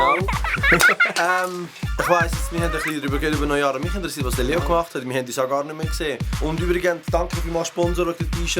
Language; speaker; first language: German; native; German